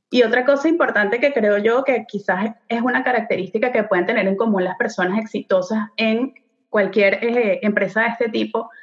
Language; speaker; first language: Spanish; native; Spanish